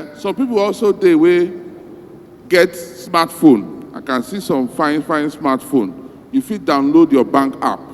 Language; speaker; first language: Nigerian Pidgin; non-native, local second language; Bini